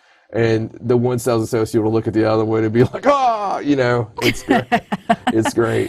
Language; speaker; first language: English; native; English